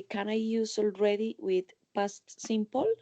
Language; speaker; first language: English; non-native, learner; Spanish